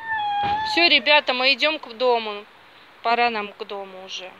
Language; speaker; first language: Russian; native; Russian